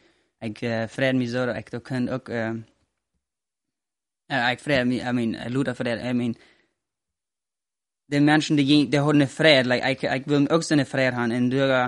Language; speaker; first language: German; non-native, learner; Plautdietsch